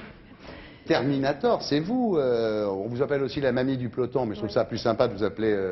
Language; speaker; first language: French; native; French